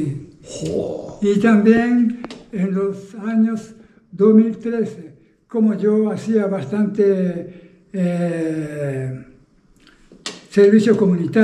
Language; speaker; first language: Spanish; non-native, fluent; Japanese